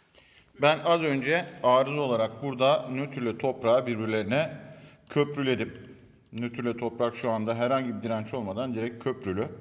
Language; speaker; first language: Turkish; native; Turkish